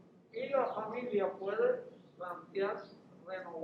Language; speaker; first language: Spanish; native; Spanish